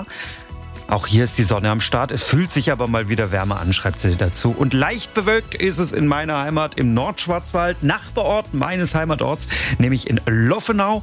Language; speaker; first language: German; native; German